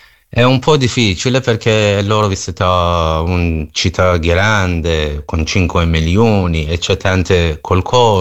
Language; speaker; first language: Italian; non-native, learner; Persian